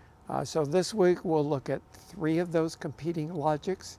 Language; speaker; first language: English; native; English